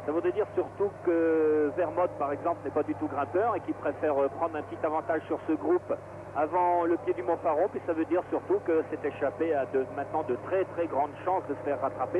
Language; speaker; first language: French; native; French